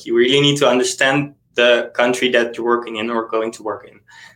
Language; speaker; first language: English; non-native, fluent; Dutch